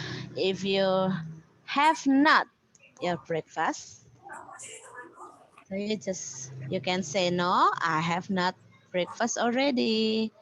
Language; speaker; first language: English; non-native, fluent; Indonesian